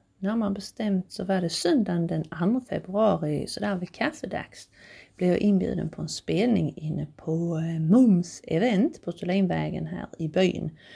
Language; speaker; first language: Swedish; native; Swedish